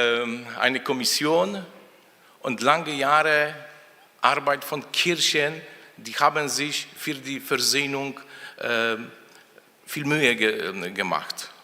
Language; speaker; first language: German; non-native, fluent; Polish